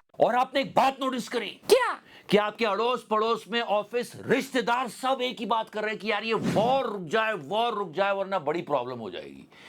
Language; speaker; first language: Hindi; native; Hindi